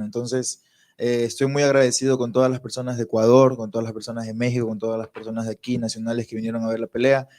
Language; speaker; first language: Spanish; native; Spanish